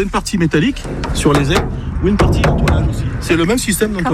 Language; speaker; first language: French; native; French